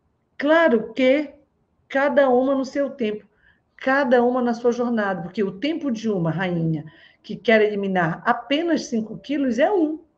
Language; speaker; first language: Portuguese; native; Portuguese